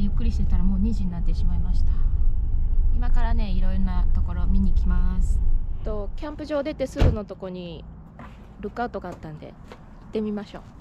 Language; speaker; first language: Japanese; native; Japanese